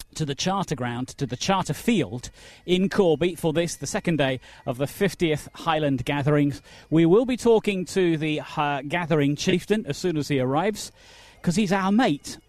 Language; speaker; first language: English; native; English